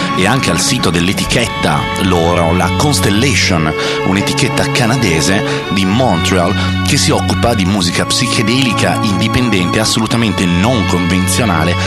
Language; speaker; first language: Italian; native; Italian